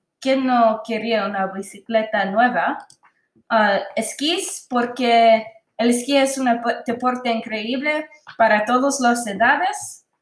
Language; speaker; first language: Spanish; non-native, learner; English